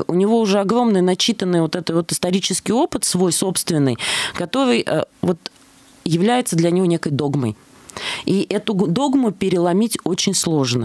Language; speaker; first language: Russian; native; Russian